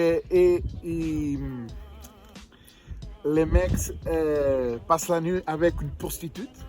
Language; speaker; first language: French; non-native, learner; Portuguese